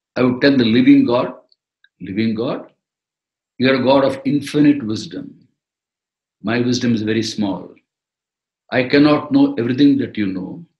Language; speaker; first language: English; non-native, local second language; Tamil